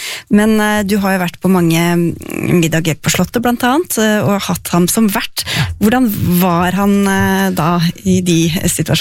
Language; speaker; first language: Norwegian; native; Norwegian